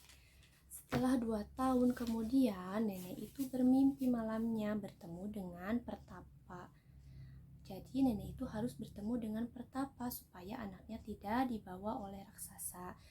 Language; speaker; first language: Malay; non-native, local second language; Sundanese